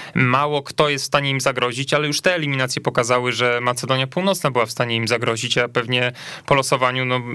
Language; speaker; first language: Polish; native; Polish